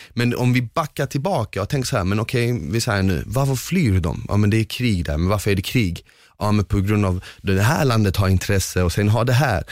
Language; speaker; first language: Swedish; early bilingual, other home language; Bosnian